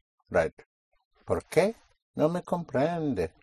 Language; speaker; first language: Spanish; non-native, fluent; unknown